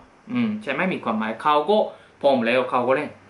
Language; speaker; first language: Thai; non-native, fluent; Japanese